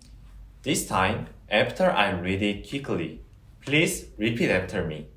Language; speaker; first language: English; non-native, fluent; Korean